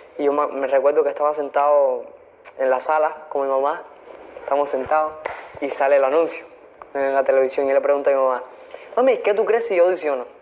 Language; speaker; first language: Spanish; native; Spanish